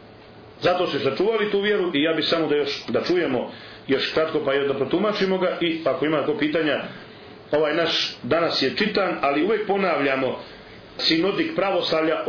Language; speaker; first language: Croatian; native; Croatian